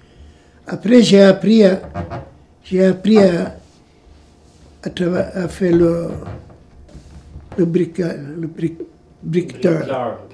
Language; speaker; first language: French; non-native, learner; Italian